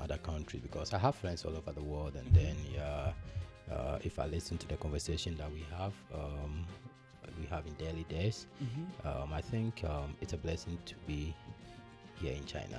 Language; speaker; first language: English; non-native, local second language; Akan